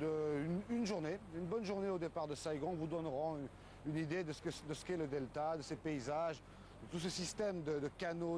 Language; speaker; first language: French; native; French